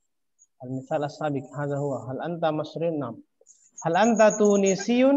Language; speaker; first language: Arabic; non-native, fluent; Indonesian